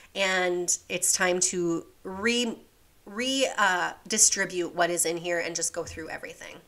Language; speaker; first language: English; native; English